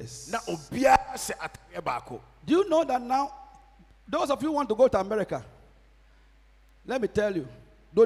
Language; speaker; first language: English; non-native, local second language; Akan